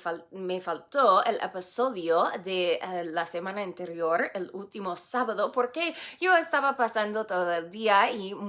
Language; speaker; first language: Spanish; non-native, fluent; English